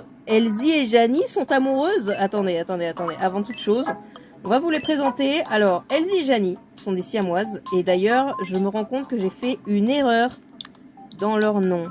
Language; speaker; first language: French; native; French